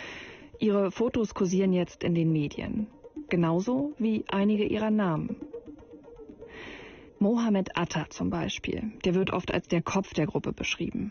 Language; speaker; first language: German; native; German